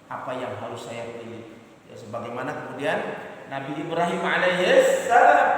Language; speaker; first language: Indonesian; native; Indonesian